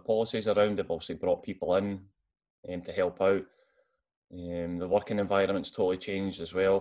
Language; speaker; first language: English; native; English